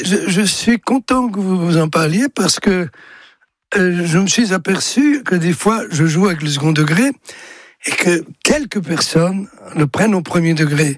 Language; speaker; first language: French; native; French